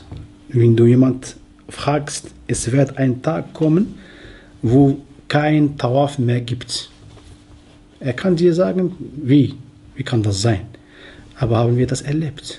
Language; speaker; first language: German; non-native, fluent; Arabic